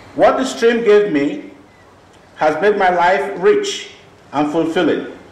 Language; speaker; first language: English; non-native, local second language; Igbo